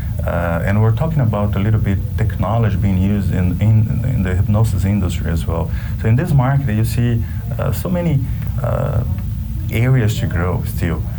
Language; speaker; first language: English; non-native, fluent; Portuguese